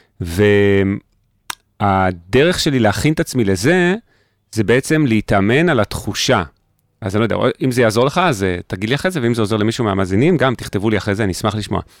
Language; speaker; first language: Hebrew; native; Hebrew